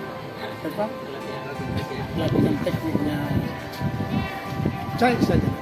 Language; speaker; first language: Indonesian; native; Indonesian